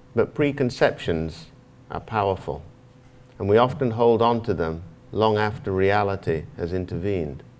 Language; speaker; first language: English; native; English